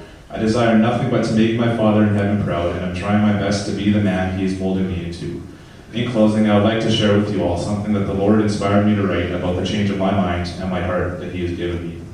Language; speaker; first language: English; native; English